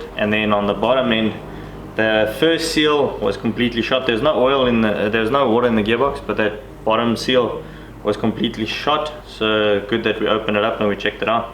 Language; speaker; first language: English; native; English